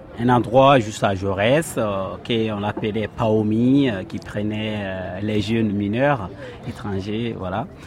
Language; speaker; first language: French; non-native, local second language; Bambara